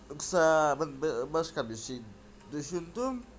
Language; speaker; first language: Turkish; non-native, learner; Russian